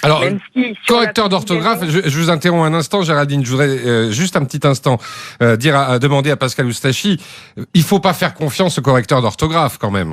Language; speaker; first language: French; native; French